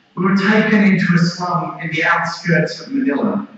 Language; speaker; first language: English; native; English